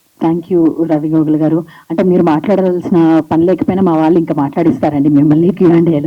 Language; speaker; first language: Telugu; native; Telugu